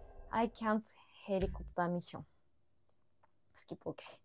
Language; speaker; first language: English; non-native, learner; Japanese